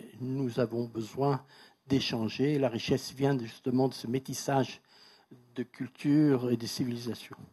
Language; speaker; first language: French; non-native, fluent; Persian